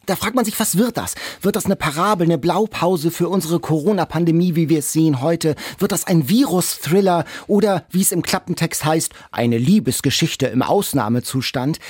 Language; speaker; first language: German; native; German